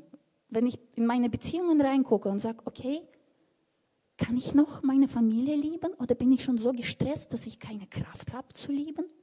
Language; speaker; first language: German; non-native, fluent; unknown